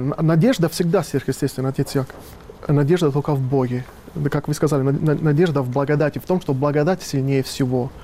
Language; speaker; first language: Russian; non-native, fluent; Italian